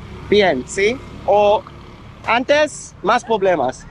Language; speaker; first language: Spanish; non-native, learner; English